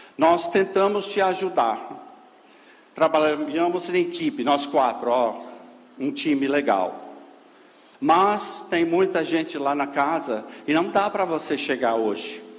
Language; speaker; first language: Portuguese; non-native, fluent; English